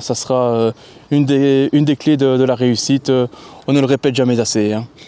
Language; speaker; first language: French; native; French